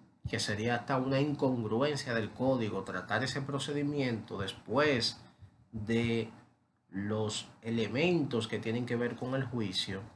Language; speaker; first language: Spanish; native; Spanish